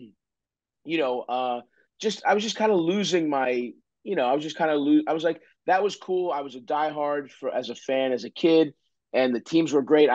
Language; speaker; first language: English; native; English